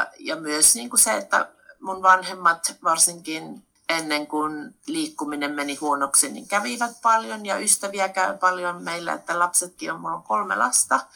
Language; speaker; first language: Finnish; native; Finnish